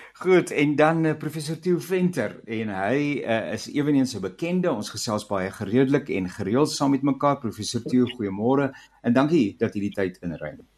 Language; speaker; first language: Afrikaans; native; Afrikaans